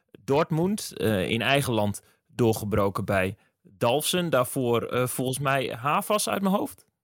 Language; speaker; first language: Dutch; native; Dutch